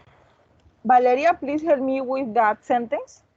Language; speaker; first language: English; non-native, learner; Spanish